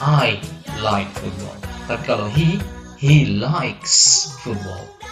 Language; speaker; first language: English; non-native, fluent; Indonesian